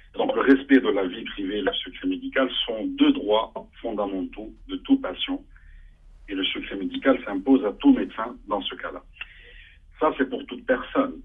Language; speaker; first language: French; non-native, local second language; Arabic